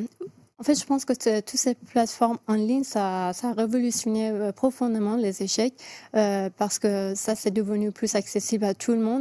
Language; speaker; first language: French; non-native, fluent; Persian